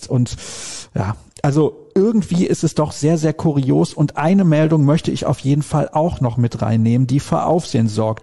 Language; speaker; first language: German; native; German